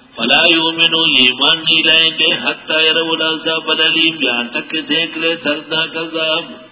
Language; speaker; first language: Urdu; non-native, local second language; Pashto